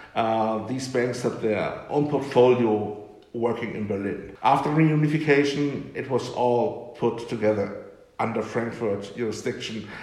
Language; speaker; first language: English; non-native, fluent; German